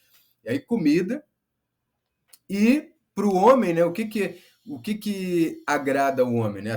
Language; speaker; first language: Portuguese; native; Portuguese